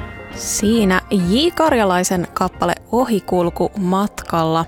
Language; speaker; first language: Finnish; native; Finnish